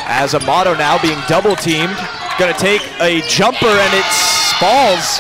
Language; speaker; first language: English; native; English